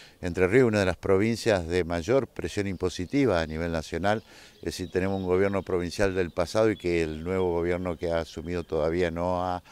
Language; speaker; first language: Spanish; native; Spanish